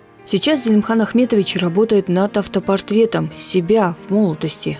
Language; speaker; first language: Russian; native; Russian